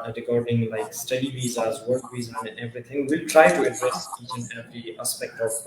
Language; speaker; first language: English; non-native, local second language; Pashto